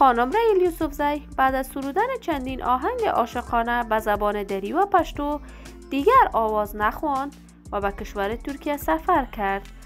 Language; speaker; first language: Persian; native; Persian